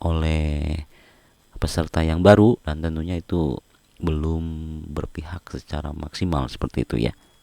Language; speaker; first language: Indonesian; native; Indonesian